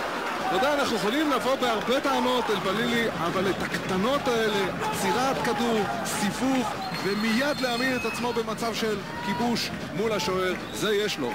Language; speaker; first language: Hebrew; native; Hebrew